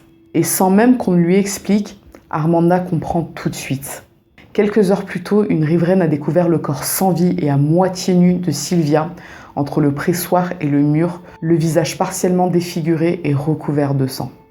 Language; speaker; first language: French; native; French